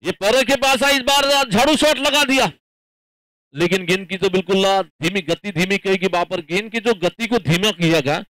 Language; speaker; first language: Hindi; non-native, local second language; Marathi